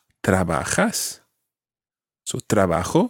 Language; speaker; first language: Spanish; non-native, fluent; English